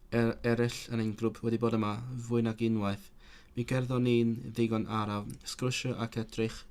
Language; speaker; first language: Welsh; non-native, learner; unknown